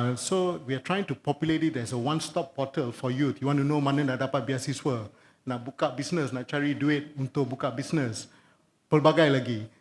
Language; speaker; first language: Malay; non-native, local second language; Tamil